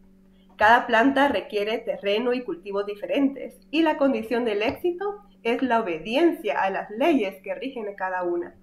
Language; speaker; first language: Spanish; native; Spanish